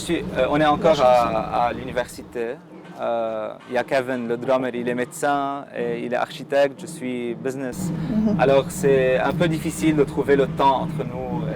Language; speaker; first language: French; non-native, local second language; Arabic